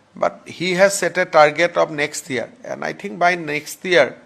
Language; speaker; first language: English; non-native, local second language; Assamese